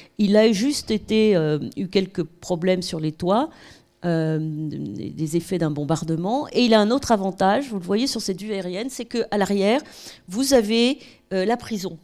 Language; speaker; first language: French; native; French